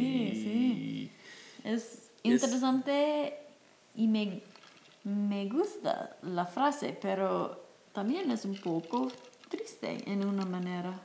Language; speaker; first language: Spanish; non-native, fluent; English